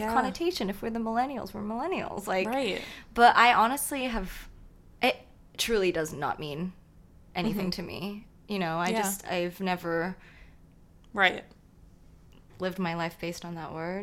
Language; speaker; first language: English; non-native, local second language; Cantonese